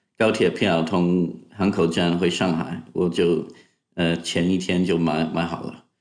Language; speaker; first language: Chinese; non-native, fluent; English